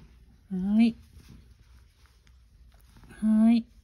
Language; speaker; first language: Japanese; native; Japanese